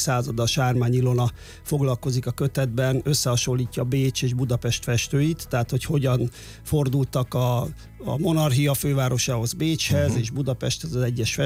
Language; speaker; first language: Hungarian; native; Hungarian